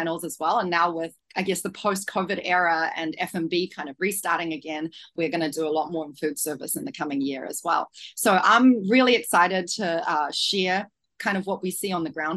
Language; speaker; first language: English; native; English